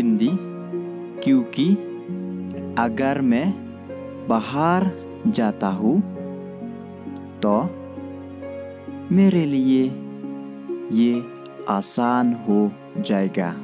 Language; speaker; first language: Hindi; non-native, local second language; Khasi